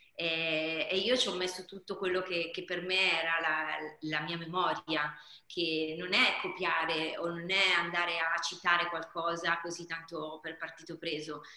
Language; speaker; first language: Italian; native; Italian